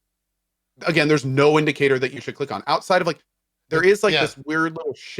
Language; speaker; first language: English; native; English